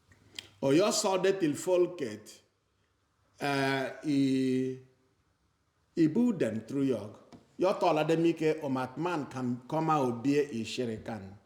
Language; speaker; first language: Swedish; non-native, fluent; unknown